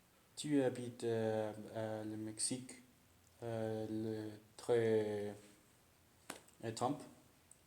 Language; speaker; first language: French; non-native, learner; Spanish